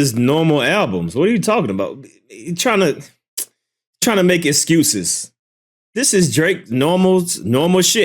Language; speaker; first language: English; native; English